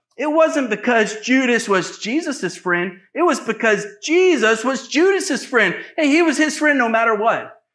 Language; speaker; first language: English; native; English